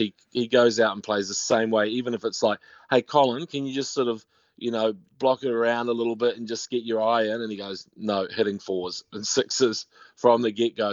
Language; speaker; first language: English; native; English